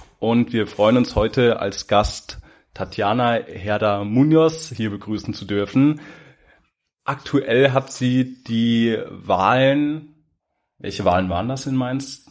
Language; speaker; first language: German; native; German